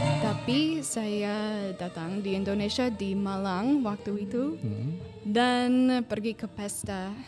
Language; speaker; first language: Indonesian; non-native, fluent; English